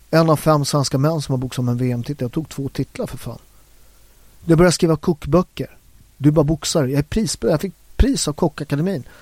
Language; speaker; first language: Swedish; early bilingual, other home language; Italian